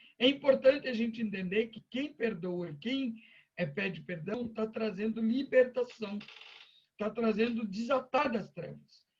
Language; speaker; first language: Portuguese; native; Portuguese